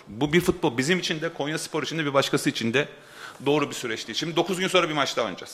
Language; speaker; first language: Turkish; native; Turkish